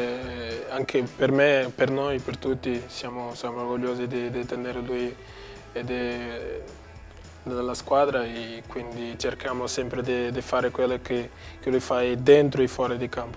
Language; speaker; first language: Italian; non-native, learner; Portuguese